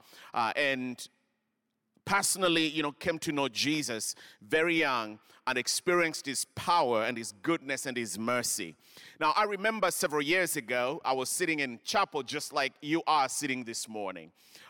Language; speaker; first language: English; non-native, local second language; Luyia